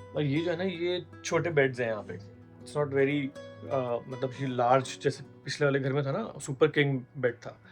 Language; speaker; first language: Hindi; native; Hindi